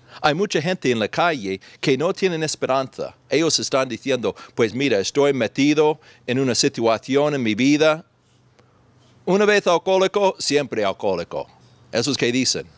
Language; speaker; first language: Spanish; non-native, fluent; English